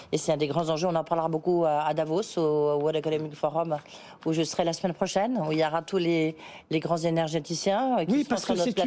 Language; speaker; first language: French; native; French